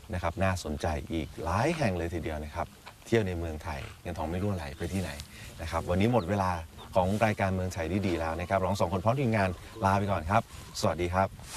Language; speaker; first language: Thai; native; Thai